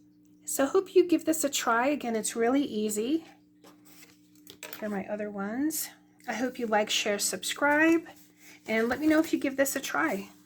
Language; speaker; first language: English; native; English